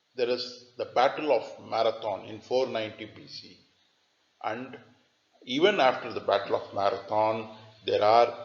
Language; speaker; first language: English; non-native, local second language; Tamil